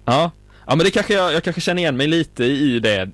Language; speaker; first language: Swedish; native; Swedish